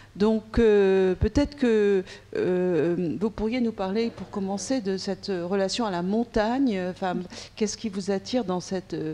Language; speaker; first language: French; native; French